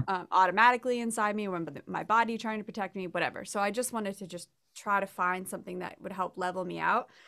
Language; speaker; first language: English; native; English